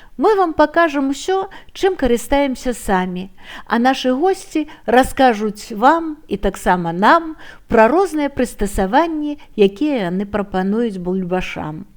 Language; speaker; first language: Belarusian; native; Belarusian